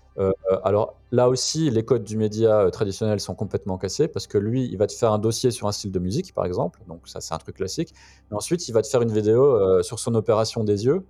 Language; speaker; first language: French; native; French